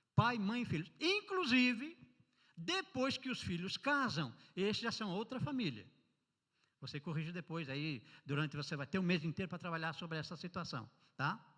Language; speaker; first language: Portuguese; native; Portuguese